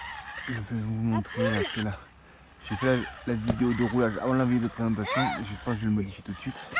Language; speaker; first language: French; native; French